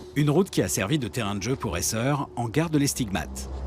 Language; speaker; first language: French; native; French